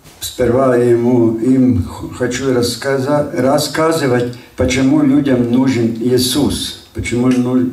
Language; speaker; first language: Russian; non-native, local second language; Latvian